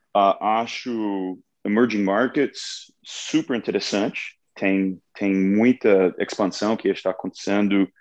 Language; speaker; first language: Portuguese; non-native, fluent; English